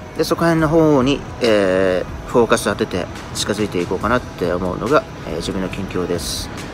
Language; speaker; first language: Japanese; native; Japanese